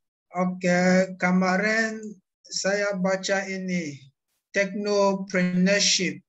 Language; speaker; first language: Indonesian; non-native, learner; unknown